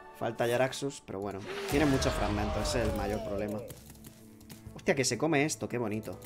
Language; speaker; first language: Spanish; native; Spanish